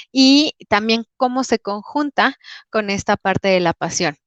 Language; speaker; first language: Spanish; native; Spanish